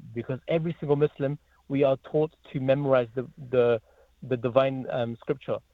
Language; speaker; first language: English; native; English